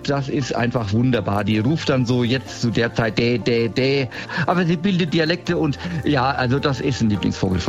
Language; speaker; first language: German; native; German